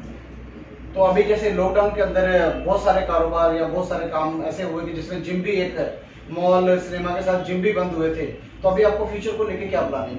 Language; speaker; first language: Hindi; native; Hindi